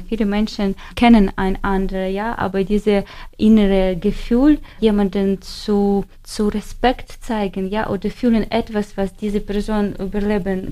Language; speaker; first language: German; non-native, learner; Ukrainian